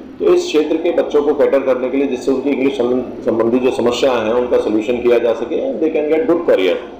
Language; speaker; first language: Hindi; native; Hindi